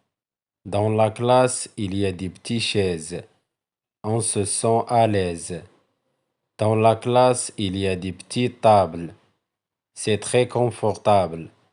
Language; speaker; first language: French; non-native, local second language; Arabic